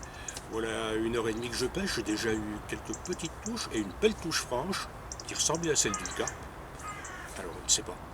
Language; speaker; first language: French; native; French